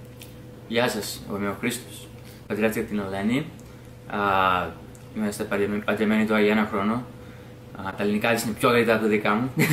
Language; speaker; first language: Greek; early bilingual, heritage; English